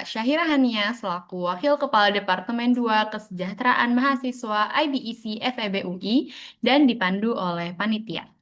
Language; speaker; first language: Indonesian; native; Indonesian